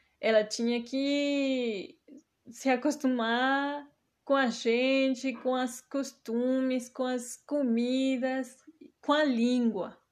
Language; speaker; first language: Portuguese; early bilingual, heritage; Portuguese